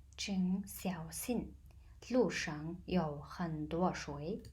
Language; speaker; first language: Chinese; non-native, fluent; Mongolian